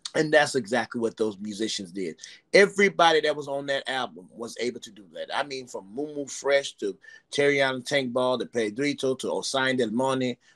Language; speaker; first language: English; native; English